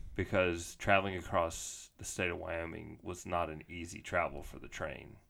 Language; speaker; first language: English; native; English